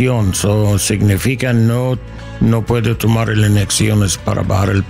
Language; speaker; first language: Spanish; non-native, learner; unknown